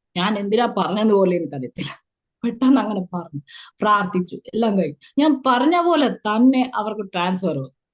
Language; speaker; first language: Malayalam; early bilingual, heritage; Malayalam